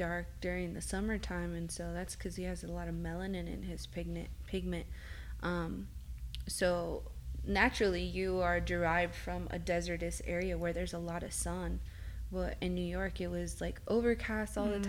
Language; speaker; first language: English; early bilingual, other home language; Spanish